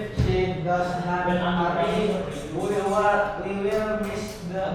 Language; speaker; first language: English; non-native, learner; Indonesian